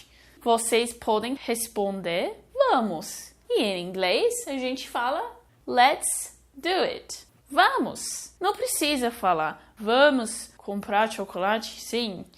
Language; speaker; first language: Portuguese; non-native, fluent; English